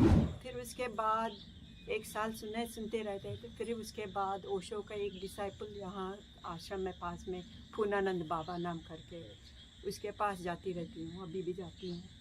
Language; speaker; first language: Hindi; non-native, local second language; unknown